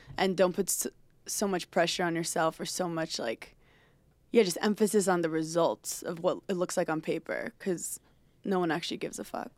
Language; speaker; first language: English; native; English